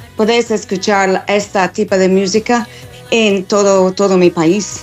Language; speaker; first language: Spanish; non-native, fluent; English